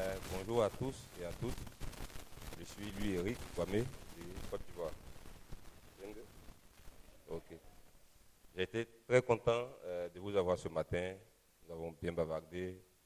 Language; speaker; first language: French; non-native, local second language; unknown